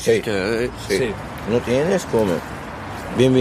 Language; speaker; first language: Spanish; non-native, learner; Arabic